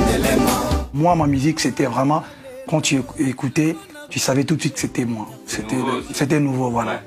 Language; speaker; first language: French; non-native, local second language; Lingala